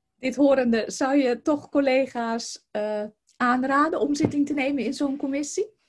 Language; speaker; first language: Dutch; native; Dutch